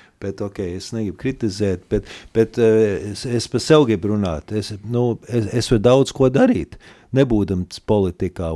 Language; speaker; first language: Latvian; early bilingual, heritage; Latvian